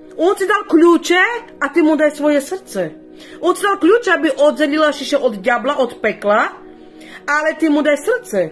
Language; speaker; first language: Slovak; non-native, local second language; Romany